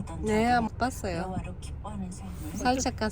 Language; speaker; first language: Korean; non-native, learner; Kazakh